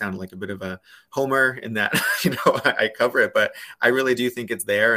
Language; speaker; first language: English; native; English